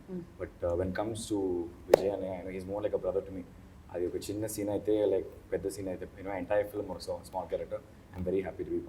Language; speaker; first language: Telugu; non-native, learner; Tamil